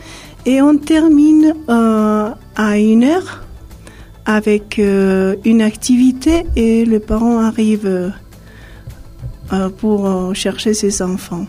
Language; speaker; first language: French; non-native, fluent; Spanish